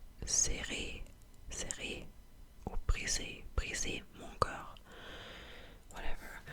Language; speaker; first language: French; non-native, fluent; German